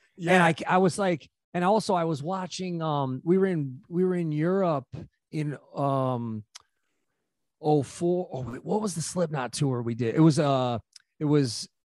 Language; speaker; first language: English; native; English